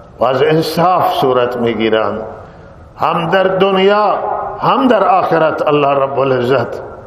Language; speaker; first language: Persian; non-native, local second language; Baluchi